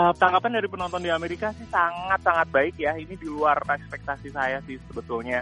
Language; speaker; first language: Indonesian; native; Indonesian